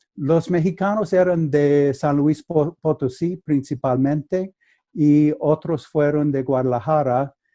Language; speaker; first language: Spanish; non-native, fluent; English